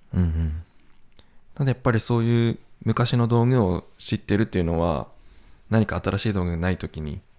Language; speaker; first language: Japanese; native; Japanese